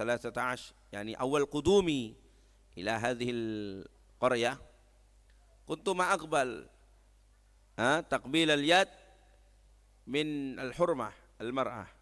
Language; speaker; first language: Arabic; non-native, fluent; Indonesian